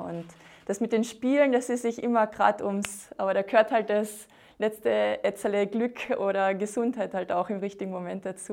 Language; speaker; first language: German; native; German